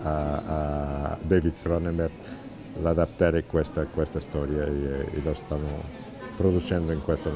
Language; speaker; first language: Italian; non-native, learner; Portuguese